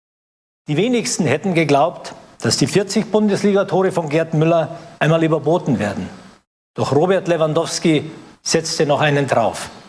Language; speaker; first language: German; native; German